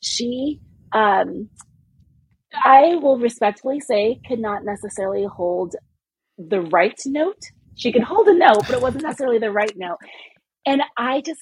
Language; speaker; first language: English; native; English